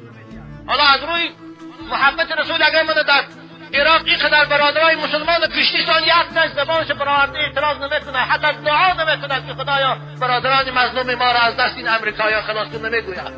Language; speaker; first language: Persian; native; Persian